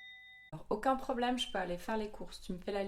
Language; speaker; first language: French; native; French